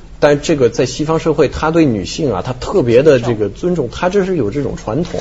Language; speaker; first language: Chinese; non-native, fluent; French